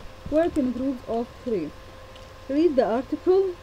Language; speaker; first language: English; non-native, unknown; Arabic